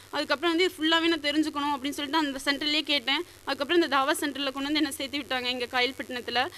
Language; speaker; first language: Tamil; native; Tamil